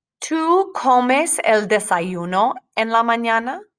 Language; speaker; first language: Spanish; non-native, fluent; English